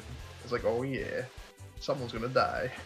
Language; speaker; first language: English; native; English